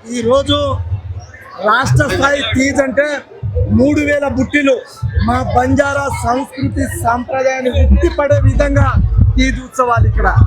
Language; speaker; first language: Telugu; non-native, local second language; Lambadi